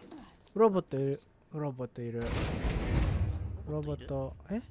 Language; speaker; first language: Japanese; non-native, learner; English